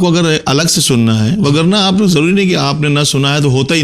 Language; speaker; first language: Urdu; native; Urdu